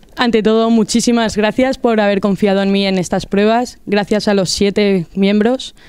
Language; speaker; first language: Spanish; native; Spanish